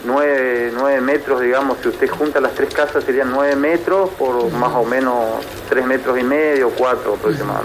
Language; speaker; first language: Spanish; native; Spanish